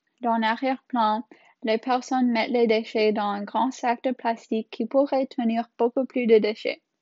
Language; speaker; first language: French; non-native, learner; English